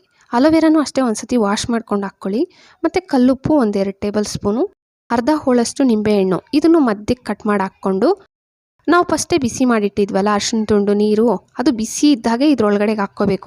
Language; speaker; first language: Kannada; native; Kannada